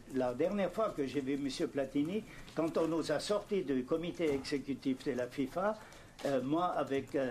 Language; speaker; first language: French; non-native, fluent; German